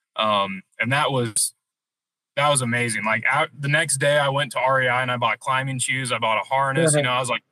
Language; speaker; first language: English; native; English